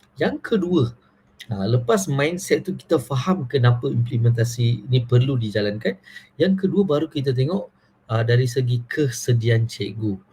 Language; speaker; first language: Malay; non-native, local second language; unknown